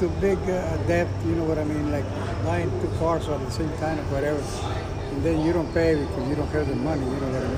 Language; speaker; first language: English; non-native, fluent; Spanish